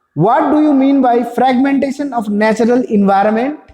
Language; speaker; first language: English; non-native, local second language; Nepali